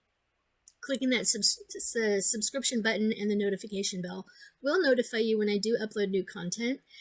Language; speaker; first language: English; native; English